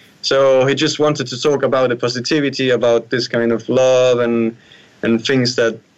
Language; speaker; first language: English; non-native, fluent; Italian